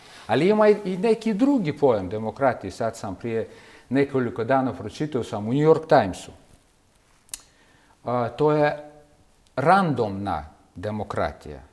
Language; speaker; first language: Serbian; non-native, fluent; Russian